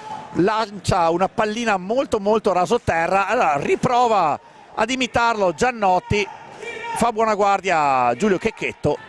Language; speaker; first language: Italian; native; Italian